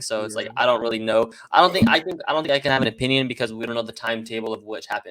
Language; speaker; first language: English; native; English